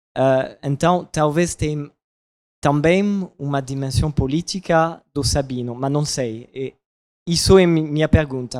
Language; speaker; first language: Portuguese; non-native, learner; French